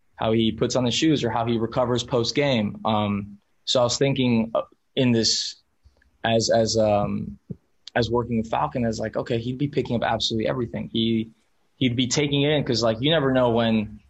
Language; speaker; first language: English; early bilingual, other home language; Spanish